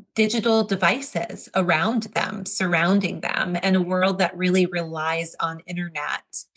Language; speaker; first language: English; native; English